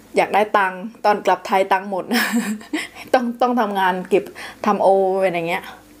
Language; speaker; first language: Thai; native; Thai